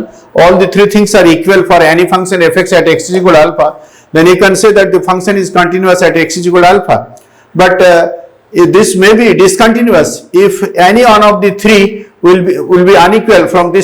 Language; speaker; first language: English; non-native, local second language; Hindi